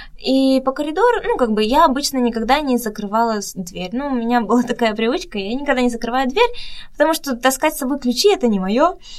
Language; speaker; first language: Russian; native; Russian